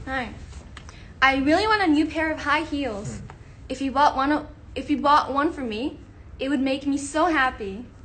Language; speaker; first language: English; early bilingual, other home language; Japanese